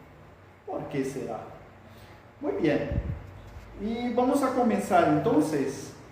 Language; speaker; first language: Spanish; non-native, fluent; Portuguese